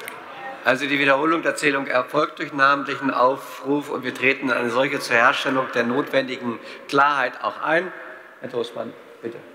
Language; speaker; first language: German; native; German